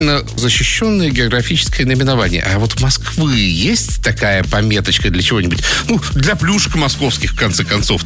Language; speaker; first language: Russian; native; Russian